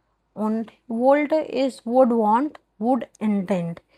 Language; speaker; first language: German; non-native, learner; Hindi